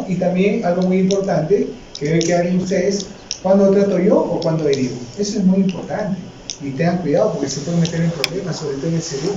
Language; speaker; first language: Spanish; native; Spanish